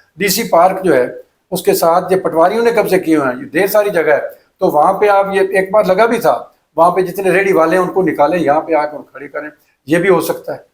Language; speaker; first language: Urdu; non-native, local second language; Punjabi